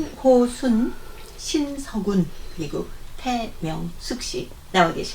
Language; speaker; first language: Korean; native; Korean